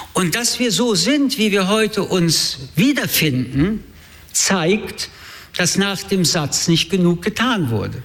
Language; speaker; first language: German; early bilingual, other home language; French